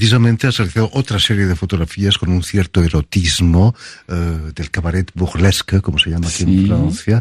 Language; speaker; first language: Spanish; native; Spanish